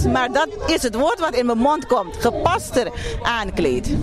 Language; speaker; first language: Dutch; non-native, local second language; Papiamento